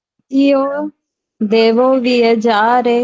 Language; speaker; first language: Italian; non-native, learner; Urdu